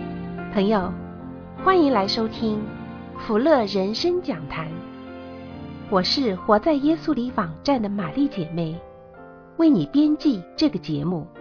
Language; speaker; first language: Chinese; native; Chinese